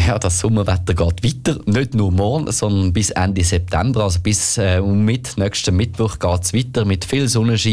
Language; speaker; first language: German; native; German